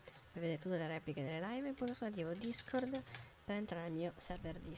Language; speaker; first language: Italian; native; Italian